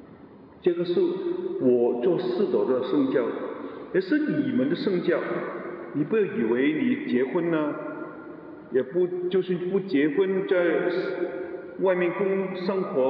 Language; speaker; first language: Chinese; non-native, local second language; Cantonese